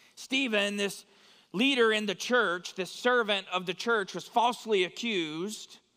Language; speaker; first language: English; native; English